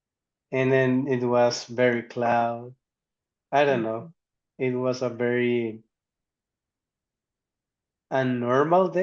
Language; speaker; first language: English; non-native, learner; Spanish